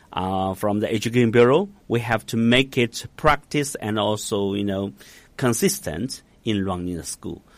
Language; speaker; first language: English; non-native, fluent; Chinese